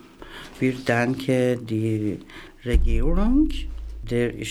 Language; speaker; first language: German; non-native, learner; Persian